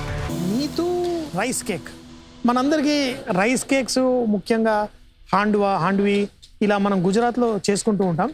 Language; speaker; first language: Telugu; native; Telugu